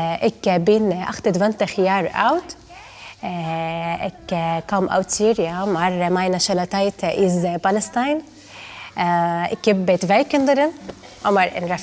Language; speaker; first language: Dutch; non-native, learner; Arabic